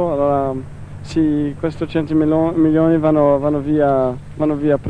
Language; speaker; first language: Italian; non-native, fluent; Portuguese